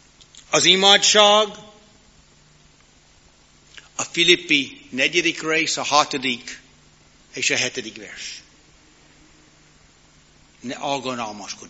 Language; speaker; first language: Hungarian; non-native, learner; English